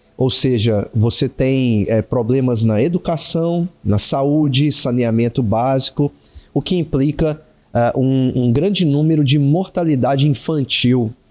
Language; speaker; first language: Portuguese; native; Portuguese